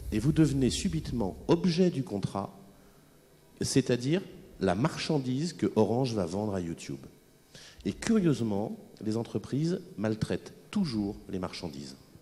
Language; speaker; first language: French; native; French